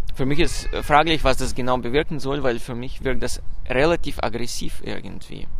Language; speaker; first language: German; non-native, fluent; Russian